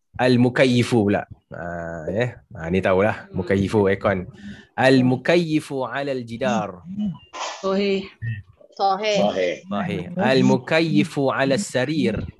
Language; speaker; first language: Arabic; non-native, fluent; Malay